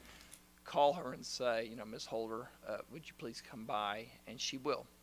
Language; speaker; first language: English; native; English